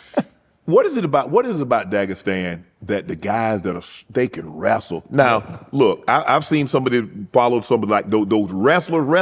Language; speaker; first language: English; native; English